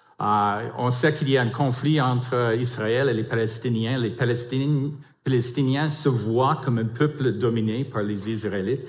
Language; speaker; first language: French; non-native, fluent; English